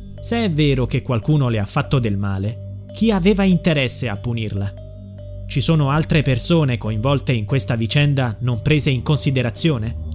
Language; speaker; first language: Italian; native; Italian